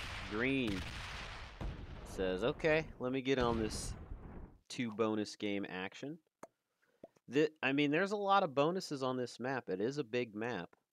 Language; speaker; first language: English; native; English